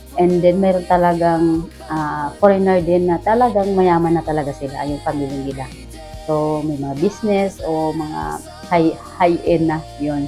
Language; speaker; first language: Filipino; native; Filipino